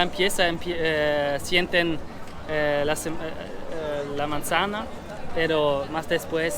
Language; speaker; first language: Spanish; non-native, learner; German